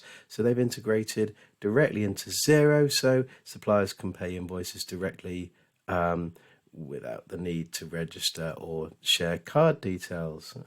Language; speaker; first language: English; native; English